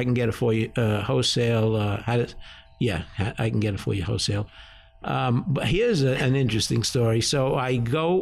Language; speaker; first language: English; early bilingual, other home language; Yiddish